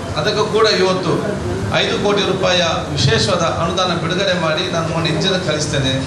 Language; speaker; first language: Kannada; non-native, local second language; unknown